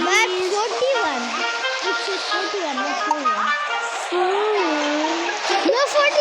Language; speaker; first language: English; non-native, learner; Bangla